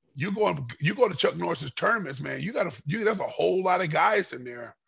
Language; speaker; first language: English; native; English